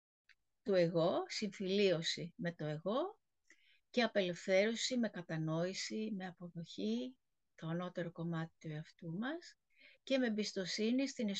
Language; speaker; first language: Greek; native; Greek